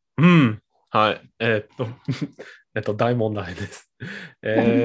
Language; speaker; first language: Japanese; non-native, learner; German